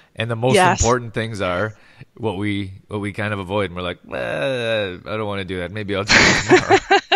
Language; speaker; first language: English; native; English